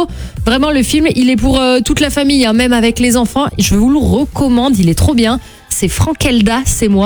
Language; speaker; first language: French; native; French